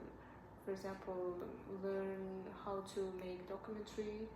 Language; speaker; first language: English; non-native, learner; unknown